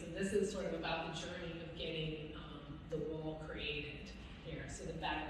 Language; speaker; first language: English; native; English